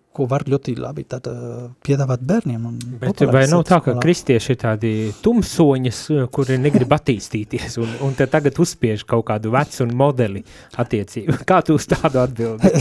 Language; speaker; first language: Latvian; non-native, fluent; Spanish